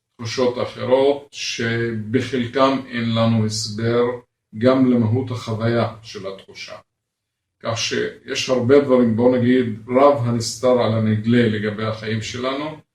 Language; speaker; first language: Hebrew; non-native, local second language; Arabic